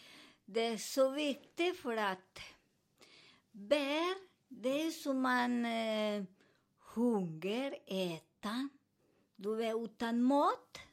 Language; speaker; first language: Swedish; non-native, learner; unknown